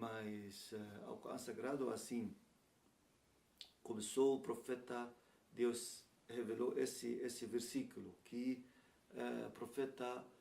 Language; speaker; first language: Portuguese; non-native, learner; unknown